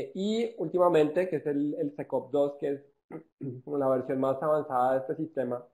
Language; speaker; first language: Spanish; native; Spanish